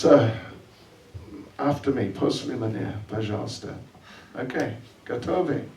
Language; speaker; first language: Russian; non-native, learner; English